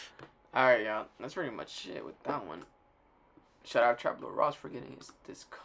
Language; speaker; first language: English; native; English